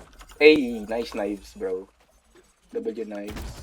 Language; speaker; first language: English; non-native, local second language; Filipino